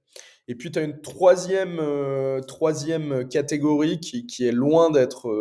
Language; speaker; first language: French; native; French